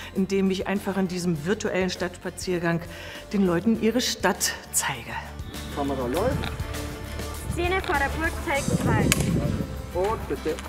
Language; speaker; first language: German; native; German